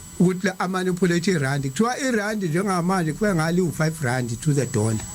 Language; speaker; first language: Zulu; native; Zulu